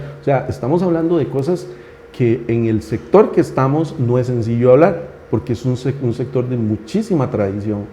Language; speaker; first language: Spanish; native; Spanish